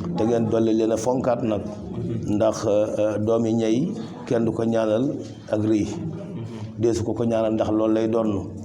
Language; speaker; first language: Wolof; native; Wolof